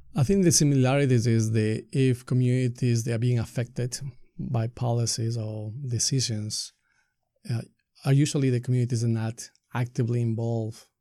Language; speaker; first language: English; non-native, fluent; Spanish